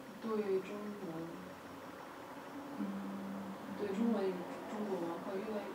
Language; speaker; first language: Chinese; non-native, fluent; Russian